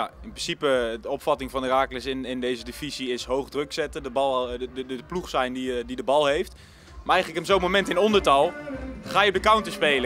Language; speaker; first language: Dutch; native; Dutch